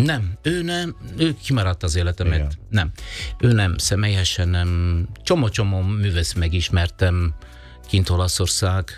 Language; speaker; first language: Hungarian; non-native, learner; Italian